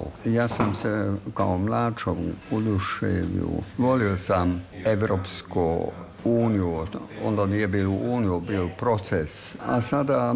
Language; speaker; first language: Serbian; non-native, fluent; German